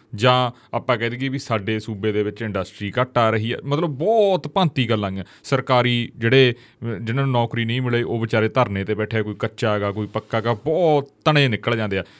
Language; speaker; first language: Punjabi; native; Punjabi